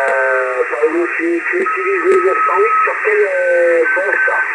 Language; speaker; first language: French; native; French